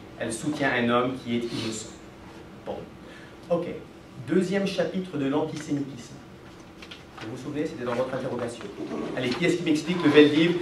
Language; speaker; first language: French; native; French